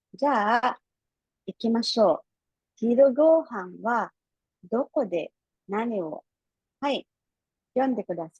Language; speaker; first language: Japanese; non-native, fluent; Filipino